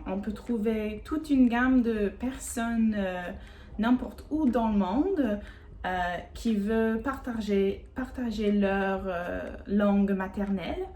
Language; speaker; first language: French; non-native, fluent; English